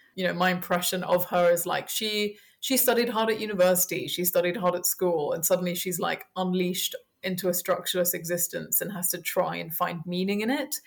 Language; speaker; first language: English; early bilingual, heritage; French